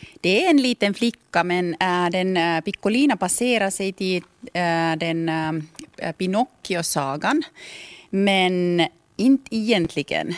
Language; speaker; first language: Swedish; non-native, local second language; Finnish